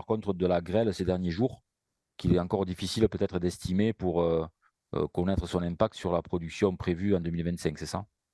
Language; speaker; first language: French; native; French